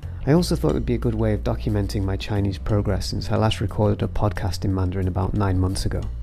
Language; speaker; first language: English; native; English